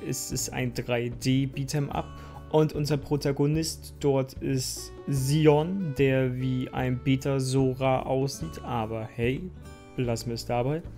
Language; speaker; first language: German; native; German